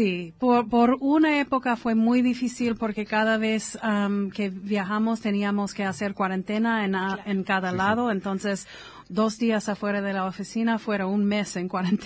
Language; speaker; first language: Spanish; non-native, fluent; English